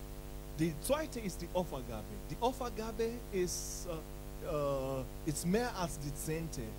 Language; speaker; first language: German; non-native, learner; English